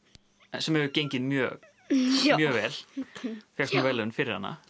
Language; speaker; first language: Icelandic; native; Icelandic